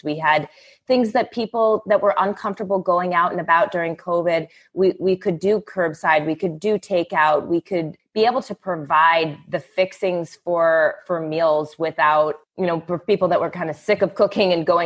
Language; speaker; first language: English; native; English